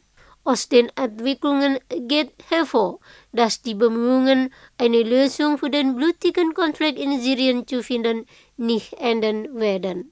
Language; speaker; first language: German; non-native, fluent; Indonesian